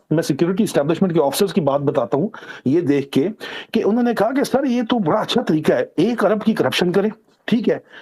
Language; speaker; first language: Urdu; non-native, local second language; Punjabi